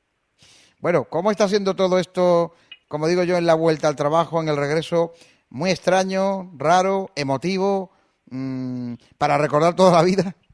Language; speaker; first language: Spanish; native; Spanish